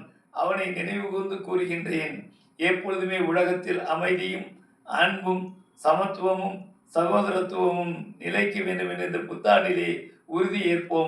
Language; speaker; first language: Tamil; native; Tamil